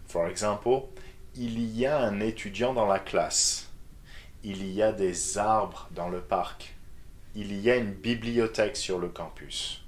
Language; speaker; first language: French; non-native, fluent; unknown